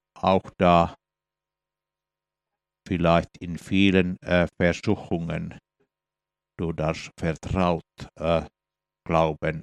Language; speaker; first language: German; non-native, fluent; Finnish